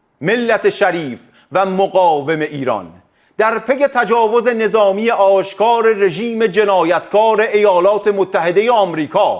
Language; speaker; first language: Persian; native; Persian